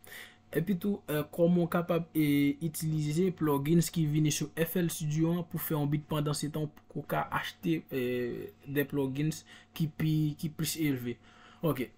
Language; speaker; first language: French; non-native, local second language; Haitian Creole